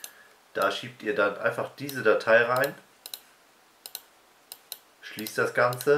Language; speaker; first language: German; native; German